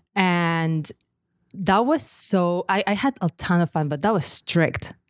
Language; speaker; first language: English; non-native, fluent; Catalan